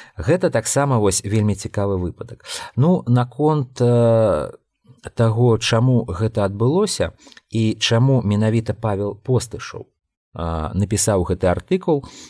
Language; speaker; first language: Belarusian; non-native, local second language; Russian